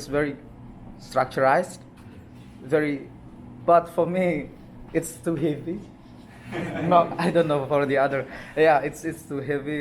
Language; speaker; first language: English; non-native, fluent; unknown